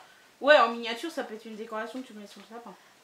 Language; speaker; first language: French; native; French